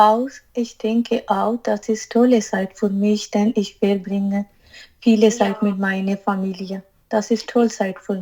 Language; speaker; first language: German; non-native, learner; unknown